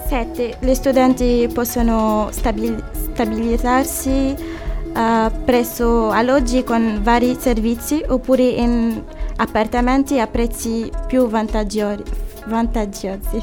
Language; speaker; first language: Italian; non-native, fluent; Arabic